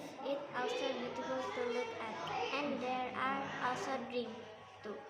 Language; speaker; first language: English; non-native, learner; Indonesian